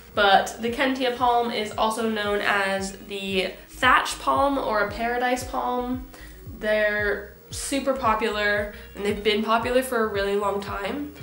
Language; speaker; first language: English; native; English